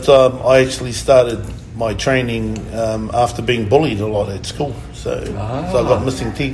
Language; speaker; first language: English; native; English